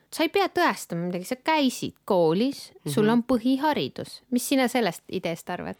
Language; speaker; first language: Estonian; native; Estonian